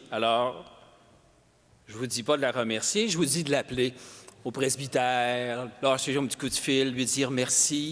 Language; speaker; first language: French; native; French